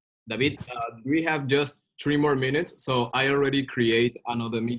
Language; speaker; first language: English; non-native, learner; Spanish